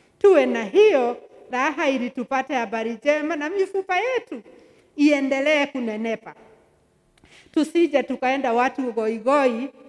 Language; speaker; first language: Swahili; non-native, local second language; Kikuyu